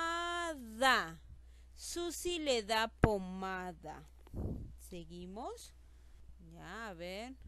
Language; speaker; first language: Spanish; native; Spanish